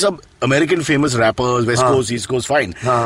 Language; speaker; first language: English; non-native, local second language; Hindi